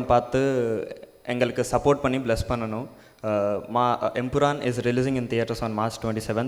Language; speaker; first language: Tamil; non-native, learner; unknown